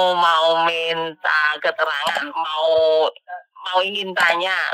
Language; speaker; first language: Indonesian; non-native, local second language; Javanese